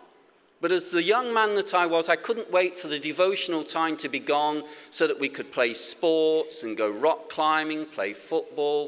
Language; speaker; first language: English; native; English